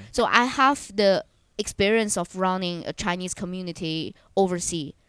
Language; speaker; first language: English; non-native, fluent; Chinese